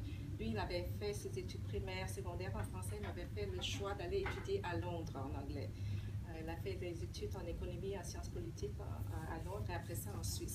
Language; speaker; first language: French; early bilingual, other home language; Vietnamese